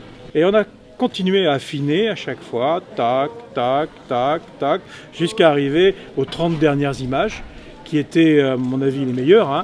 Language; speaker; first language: French; native; French